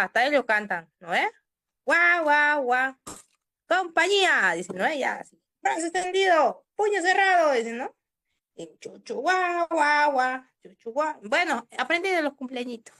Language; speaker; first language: Spanish; native; Spanish